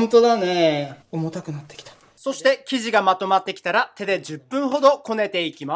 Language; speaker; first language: Japanese; native; Japanese